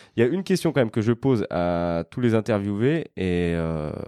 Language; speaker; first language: French; native; French